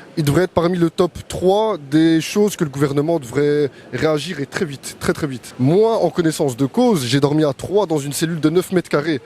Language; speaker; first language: French; native; French